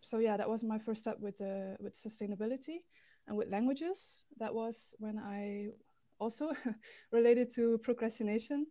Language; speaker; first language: English; non-native, fluent; Dutch